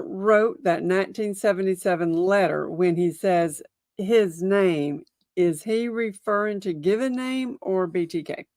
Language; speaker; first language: English; native; English